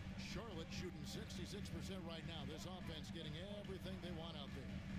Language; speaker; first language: English; native; English